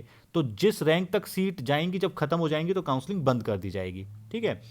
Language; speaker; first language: Hindi; native; Hindi